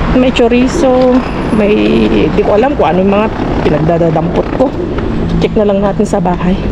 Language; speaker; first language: Filipino; native; Filipino